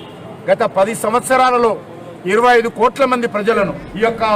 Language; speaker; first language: Telugu; native; Telugu